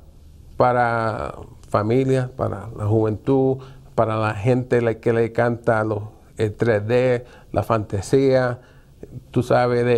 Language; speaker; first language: Spanish; early bilingual, heritage; Spanish